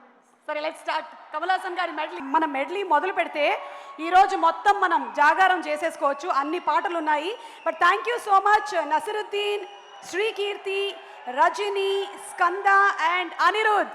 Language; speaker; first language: Telugu; native; Telugu